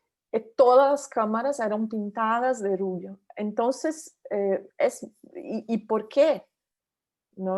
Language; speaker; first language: Spanish; non-native, learner; Portuguese